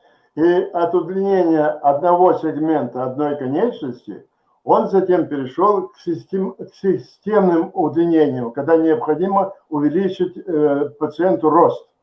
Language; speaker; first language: Russian; native; Russian